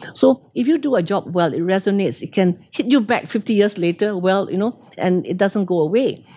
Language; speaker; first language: English; native; English